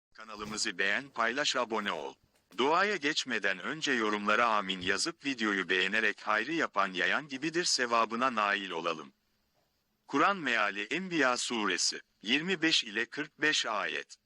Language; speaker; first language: Turkish; native; Turkish